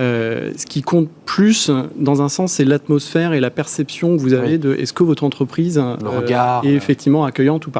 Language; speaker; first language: French; native; French